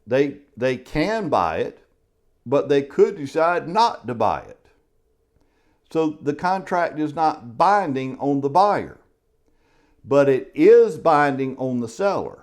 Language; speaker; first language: English; native; English